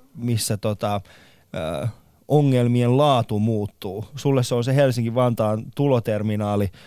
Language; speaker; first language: Finnish; non-native, fluent; Persian